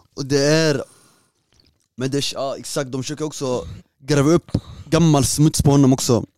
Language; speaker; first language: Swedish; early bilingual, other home language; Somali